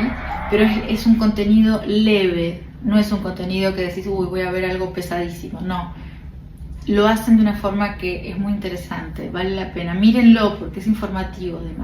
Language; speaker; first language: Spanish; native; Spanish